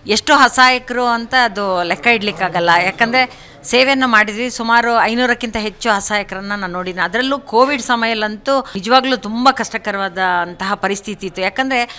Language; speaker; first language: Kannada; non-native, local second language; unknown